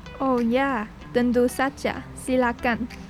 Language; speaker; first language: Indonesian; non-native, learner; Chinese